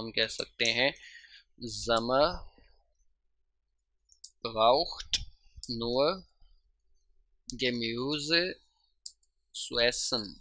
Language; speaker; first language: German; non-native, fluent; Urdu